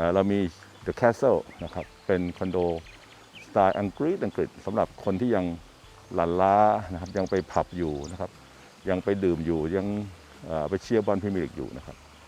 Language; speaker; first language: Thai; native; Thai